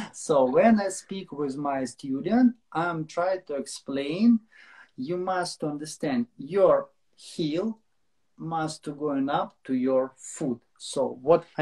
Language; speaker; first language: English; non-native, learner; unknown